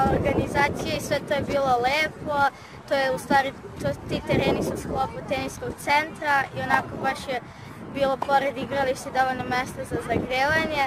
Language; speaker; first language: Croatian; native; Croatian